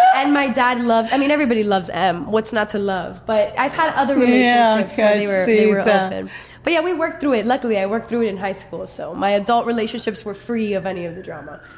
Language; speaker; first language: English; early bilingual, other home language; Spanish